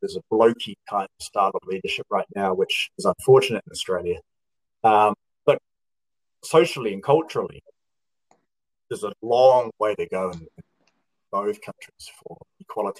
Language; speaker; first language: English; native; English